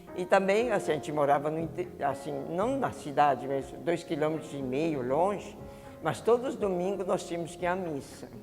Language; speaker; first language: Portuguese; early bilingual, other home language; Italian